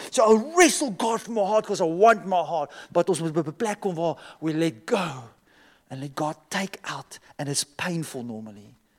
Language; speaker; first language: English; non-native, local second language; Afrikaans